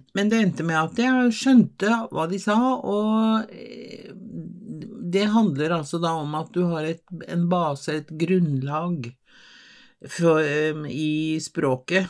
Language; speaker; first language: Norwegian; non-native, fluent; Spanish